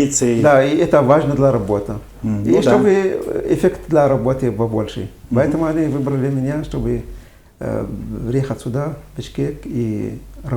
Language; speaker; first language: Russian; non-native, fluent; Arabic